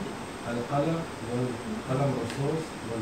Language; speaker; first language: Arabic; non-native, learner; Urdu